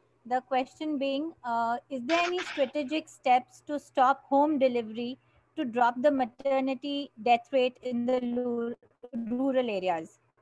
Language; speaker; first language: English; non-native, local second language; Marathi